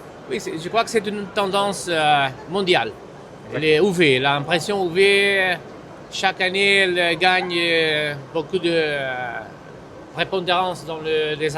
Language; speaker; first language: French; non-native, fluent; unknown